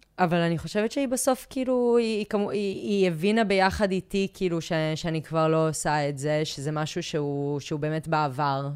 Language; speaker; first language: Hebrew; early bilingual, other home language; English